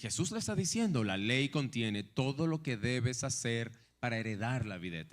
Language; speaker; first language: Spanish; native; Spanish